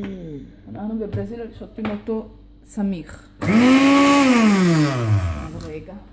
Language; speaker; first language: Hebrew; non-native, fluent; Portuguese